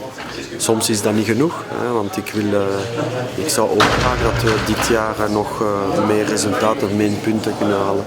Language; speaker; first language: Dutch; non-native, local second language; French